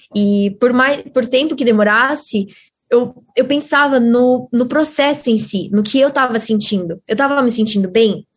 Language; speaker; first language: Portuguese; native; Portuguese